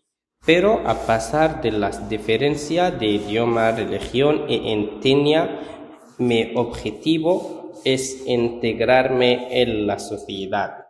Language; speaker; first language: Spanish; non-native, learner; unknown